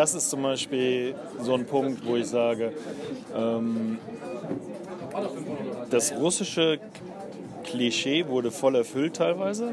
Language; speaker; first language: German; native; German